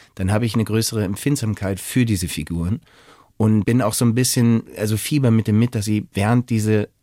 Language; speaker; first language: German; native; German